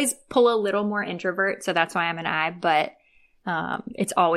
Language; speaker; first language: English; native; English